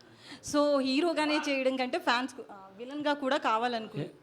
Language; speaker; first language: Telugu; native; Telugu